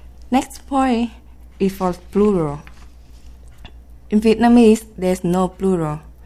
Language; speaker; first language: English; non-native, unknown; Vietnamese